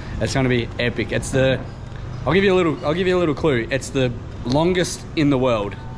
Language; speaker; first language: English; native; English